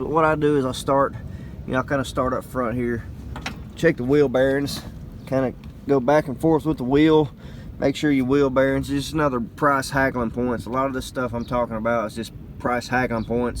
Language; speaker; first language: English; native; English